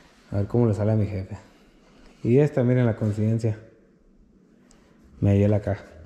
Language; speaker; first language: Spanish; early bilingual, heritage; Spanish